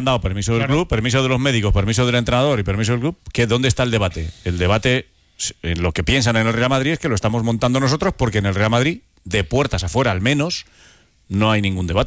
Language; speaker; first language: Spanish; native; Spanish